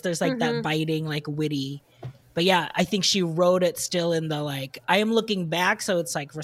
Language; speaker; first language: English; non-native, local second language; Filipino